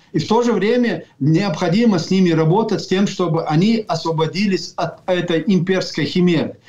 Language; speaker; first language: Russian; non-native, local second language; Chechen